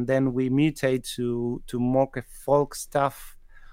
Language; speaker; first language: English; non-native, fluent; Spanish